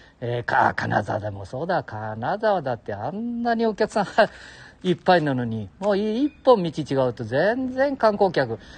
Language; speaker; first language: Japanese; native; Japanese